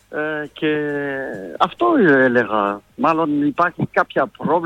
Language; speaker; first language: Greek; non-native, fluent; French